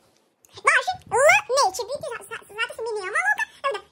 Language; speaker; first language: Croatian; non-native, fluent; Russian